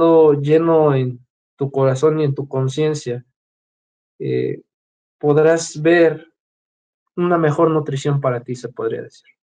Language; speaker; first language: Spanish; native; Spanish